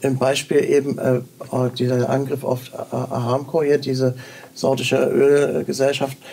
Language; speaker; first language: German; native; German